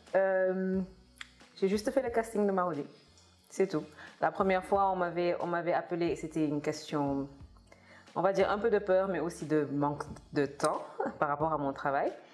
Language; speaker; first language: French; non-native, local second language; Kabuverdianu